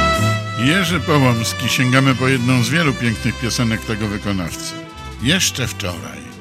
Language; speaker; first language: Polish; native; Polish